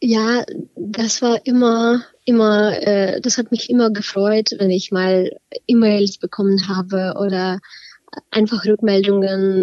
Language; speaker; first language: German; non-native, fluent; Ukrainian